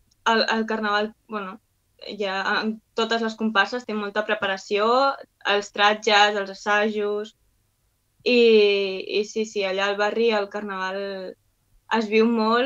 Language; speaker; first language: Catalan; non-native, local second language; Spanish